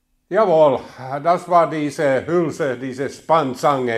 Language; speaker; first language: German; non-native, learner; Finnish